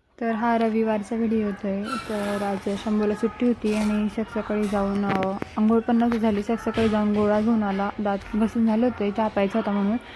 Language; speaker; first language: Marathi; native; Marathi